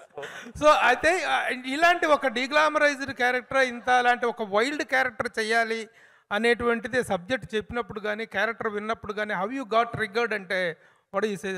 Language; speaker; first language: Telugu; native; Telugu